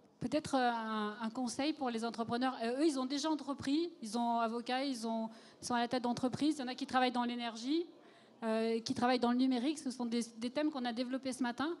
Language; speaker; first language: French; native; French